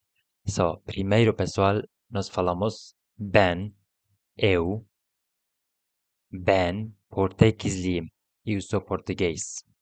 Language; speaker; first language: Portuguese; non-native, learner; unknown